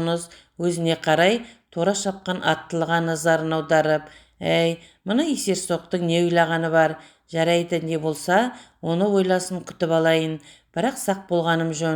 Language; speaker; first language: Kazakh; native; Kazakh